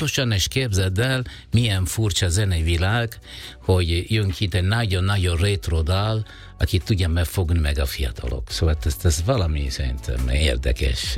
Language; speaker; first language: Hungarian; non-native, fluent; Italian